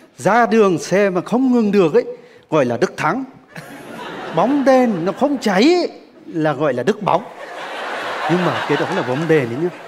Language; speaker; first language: Vietnamese; non-native, fluent; Turkish